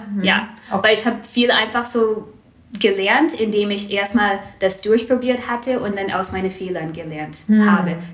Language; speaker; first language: German; non-native, fluent; English